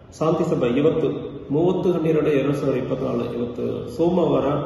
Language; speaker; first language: Kannada; native; Kannada